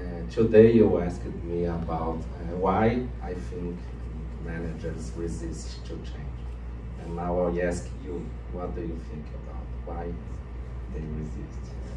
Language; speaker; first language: English; non-native, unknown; Portuguese